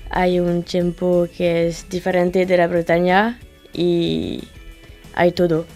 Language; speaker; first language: Spanish; non-native, learner; French